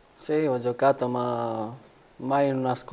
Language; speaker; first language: Italian; non-native, fluent; Romanian